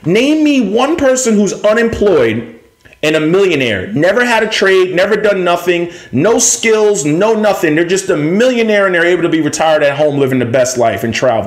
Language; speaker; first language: English; native; English